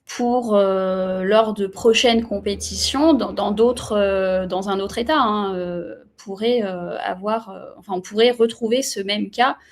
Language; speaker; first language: French; native; French